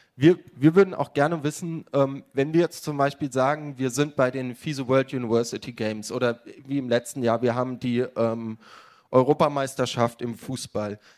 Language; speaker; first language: German; native; German